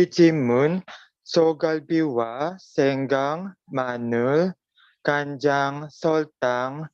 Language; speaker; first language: Korean; non-native, learner; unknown